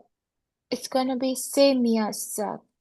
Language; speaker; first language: French; non-native, learner; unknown